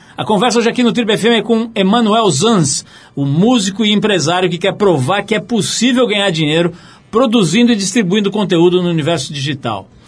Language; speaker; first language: Portuguese; native; Portuguese